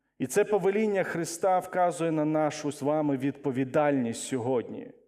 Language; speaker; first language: Ukrainian; non-native, local second language; Russian